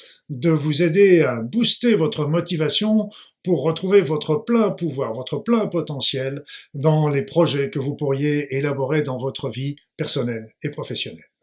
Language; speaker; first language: French; native; French